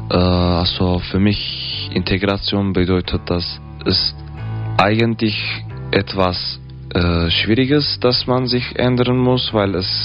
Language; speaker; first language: German; non-native, fluent; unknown